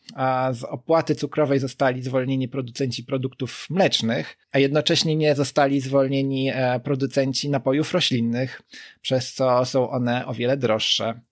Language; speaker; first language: Polish; native; Polish